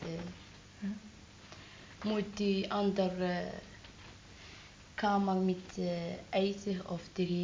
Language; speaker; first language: Dutch; non-native, learner; Arabic